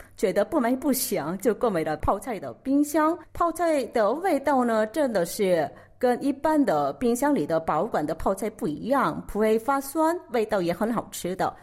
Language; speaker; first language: Chinese; non-native, fluent; Korean